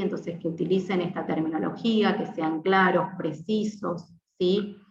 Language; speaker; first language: Spanish; native; Spanish